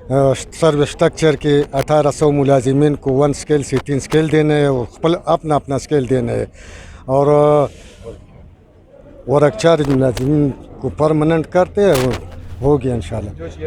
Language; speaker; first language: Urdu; non-native, local second language; Pashto